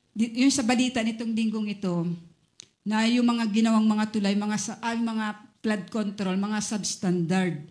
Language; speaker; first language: Filipino; native; Filipino